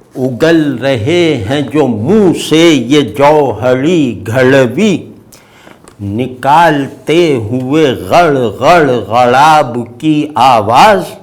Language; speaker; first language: Urdu; native; Urdu